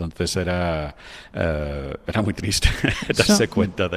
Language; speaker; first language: Spanish; non-native, fluent; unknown